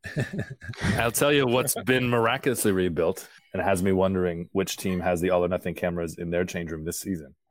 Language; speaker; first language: English; early bilingual, other home language; Portuguese